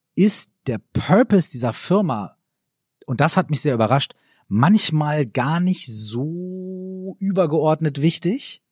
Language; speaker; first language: German; native; German